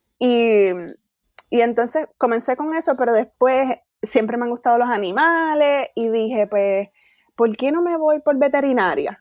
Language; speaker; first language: Spanish; native; Spanish